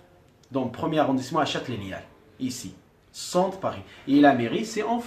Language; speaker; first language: French; non-native, learner; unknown